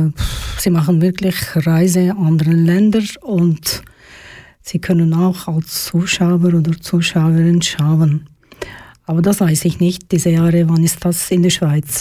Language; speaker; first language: German; non-native, learner; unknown